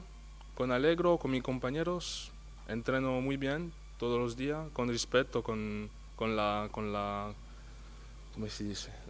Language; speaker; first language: Spanish; non-native, fluent; French